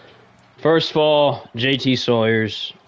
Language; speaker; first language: English; native; English